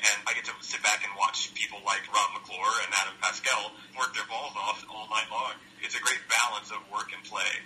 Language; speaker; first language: English; native; English